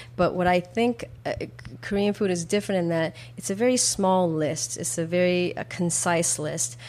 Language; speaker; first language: English; early bilingual, other home language; Korean